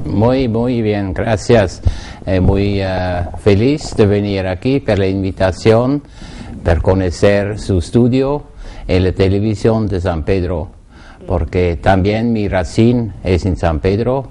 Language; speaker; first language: Spanish; non-native, learner; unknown